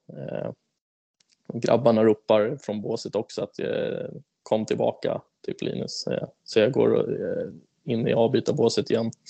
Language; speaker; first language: Swedish; native; Swedish